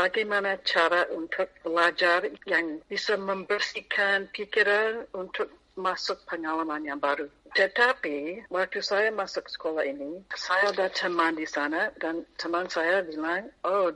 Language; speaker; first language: Indonesian; non-native, fluent; English